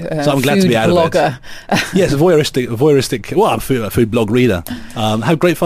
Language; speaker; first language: English; native; English